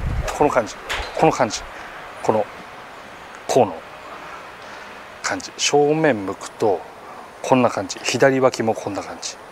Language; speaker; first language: Japanese; native; Japanese